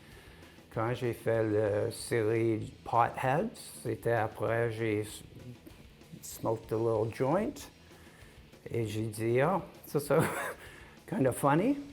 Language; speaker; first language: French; non-native, local second language; English